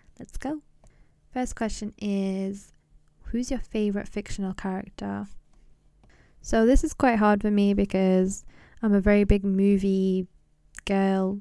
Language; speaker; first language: English; early bilingual, other home language; Punjabi